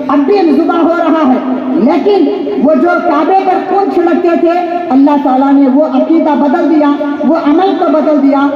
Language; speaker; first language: Urdu; native; Urdu